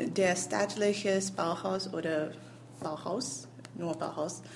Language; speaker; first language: German; non-native, learner; English